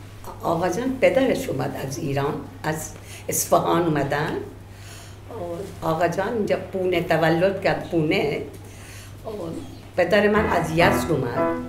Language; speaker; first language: Persian; early bilingual, heritage; Persian